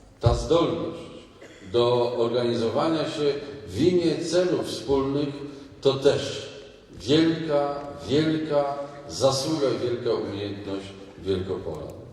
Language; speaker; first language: Polish; native; Polish